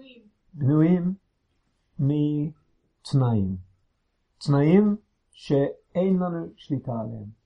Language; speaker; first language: Hebrew; non-native, fluent; English